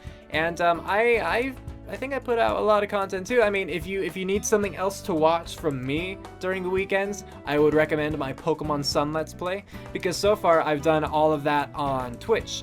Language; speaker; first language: English; native; English